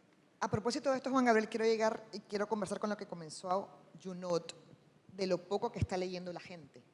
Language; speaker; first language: Spanish; native; Spanish